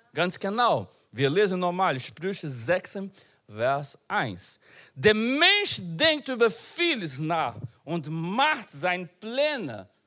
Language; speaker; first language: German; non-native, learner; Portuguese